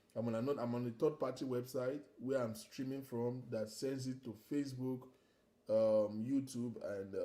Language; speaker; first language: English; non-native, local second language; Yoruba